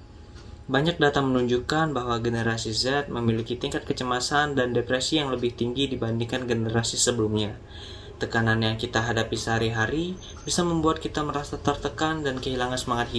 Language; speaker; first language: Indonesian; native; Indonesian